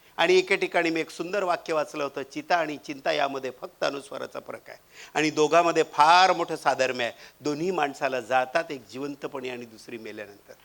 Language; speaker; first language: Marathi; non-native, local second language; Marwari